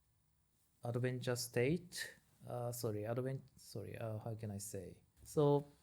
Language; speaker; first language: English; non-native, learner; Japanese